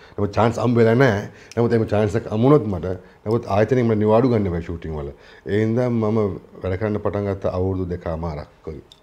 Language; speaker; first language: Sinhala; non-native, local second language; Tamil